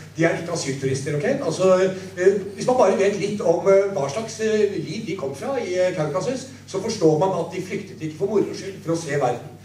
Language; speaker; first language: Norwegian; native; Norwegian